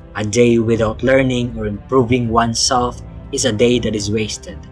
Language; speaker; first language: English; non-native, local second language; Filipino